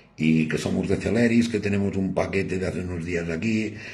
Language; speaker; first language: Spanish; non-native, local second language; Catalan